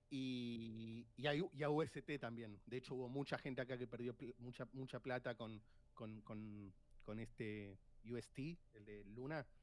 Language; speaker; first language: Spanish; native; Spanish